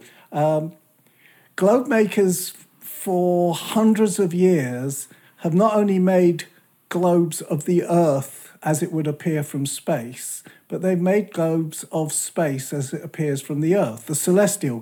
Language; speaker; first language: English; native; English